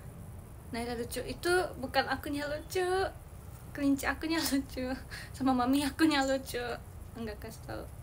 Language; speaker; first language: Indonesian; early bilingual, heritage; Indonesian